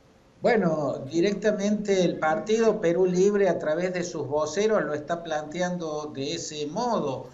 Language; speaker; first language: Spanish; native; Spanish